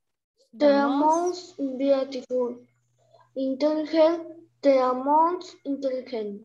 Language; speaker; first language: English; non-native, learner; Spanish